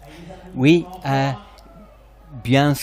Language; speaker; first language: French; non-native, learner; English